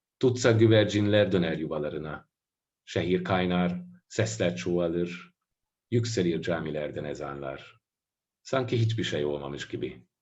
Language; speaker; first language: Turkish; non-native, fluent; Hungarian